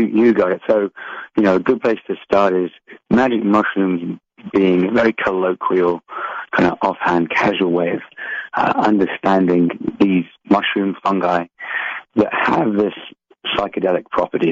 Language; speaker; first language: English; native; English